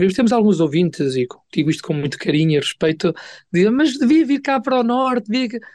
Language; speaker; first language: Portuguese; native; Portuguese